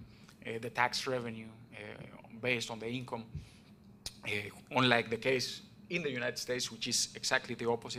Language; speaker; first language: English; non-native, fluent; Spanish